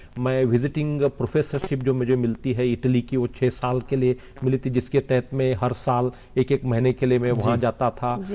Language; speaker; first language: Hindi; non-native, local second language; Marathi